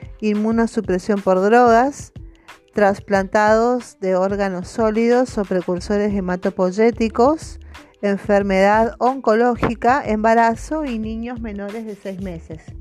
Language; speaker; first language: Spanish; native; Spanish